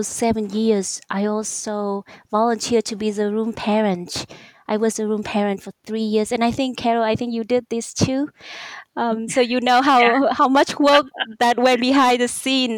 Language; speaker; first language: English; non-native, fluent; Vietnamese